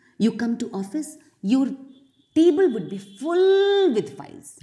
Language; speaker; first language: English; non-native, local second language; Hindi